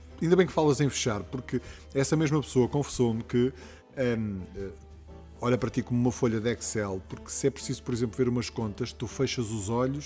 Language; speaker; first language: Portuguese; native; Portuguese